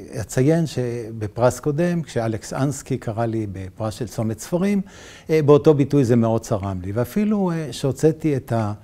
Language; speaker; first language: Hebrew; native; Hebrew